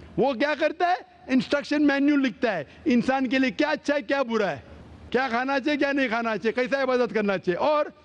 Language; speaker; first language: Hindi; non-native, local second language; Konkani